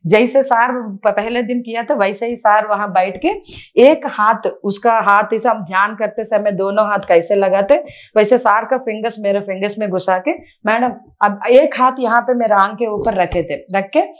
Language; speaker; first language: Hindi; non-native, local second language; Telugu